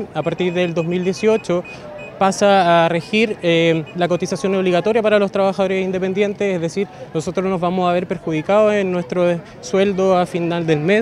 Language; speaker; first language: Spanish; native; Spanish